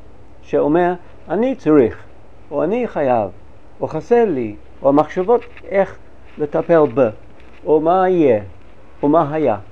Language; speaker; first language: Hebrew; non-native, fluent; English